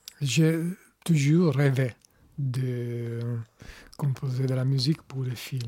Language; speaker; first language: French; non-native, learner; Italian